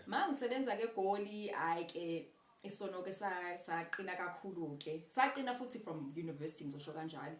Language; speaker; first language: Zulu; native; Zulu